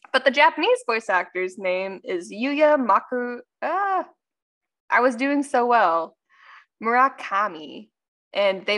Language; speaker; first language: English; native; English